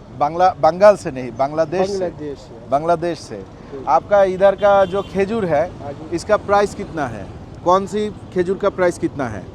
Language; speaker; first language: Hindi; non-native, learner; Bangla